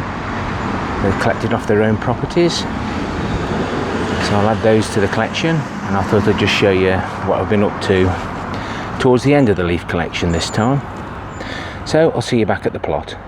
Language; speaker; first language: English; native; English